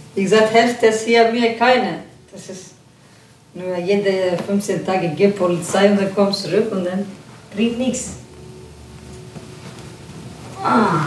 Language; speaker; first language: German; non-native, learner; Kurdish